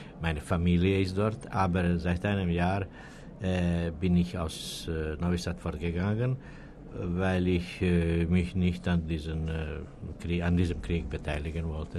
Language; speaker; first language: German; non-native, fluent; Serbian